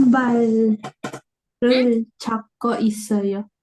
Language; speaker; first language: Korean; non-native, learner; Filipino